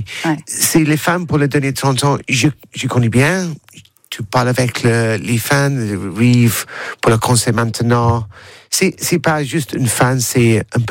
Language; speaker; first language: French; non-native, learner; English